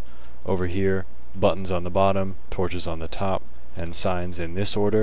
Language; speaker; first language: English; native; English